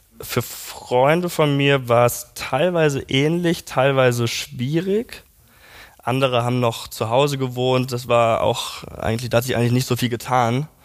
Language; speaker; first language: German; native; German